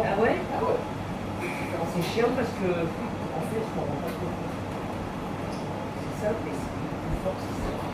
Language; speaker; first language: French; native; French